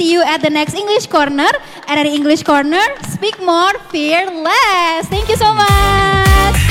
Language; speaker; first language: English; non-native, fluent; Indonesian